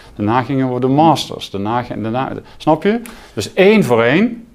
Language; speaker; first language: Dutch; non-native, local second language; Limburgish